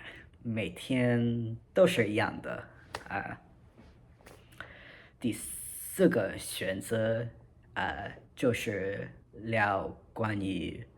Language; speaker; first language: Chinese; non-native, learner; English